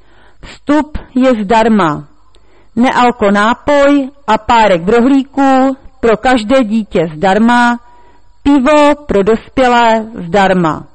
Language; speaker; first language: Czech; native; Czech